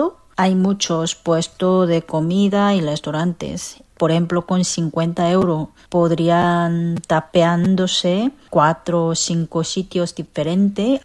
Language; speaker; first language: Spanish; non-native, learner; Korean